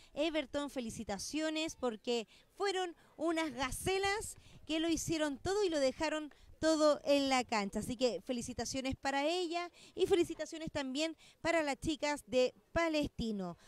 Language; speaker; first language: Spanish; native; Spanish